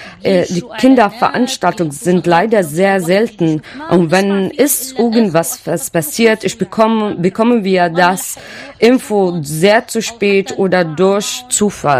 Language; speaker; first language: German; non-native, learner; Arabic